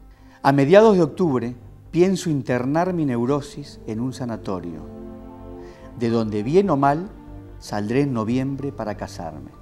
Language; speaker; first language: Spanish; native; Spanish